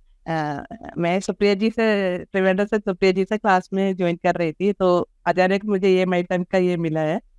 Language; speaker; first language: Hindi; non-native, local second language; Malayalam